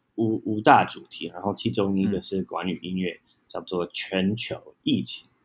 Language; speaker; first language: Chinese; non-native, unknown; English